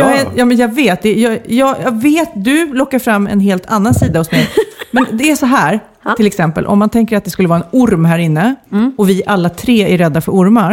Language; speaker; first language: Swedish; native; Swedish